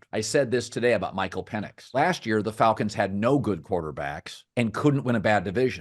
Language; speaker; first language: English; native; English